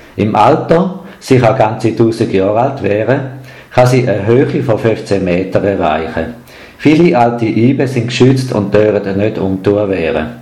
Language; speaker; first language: German; native; German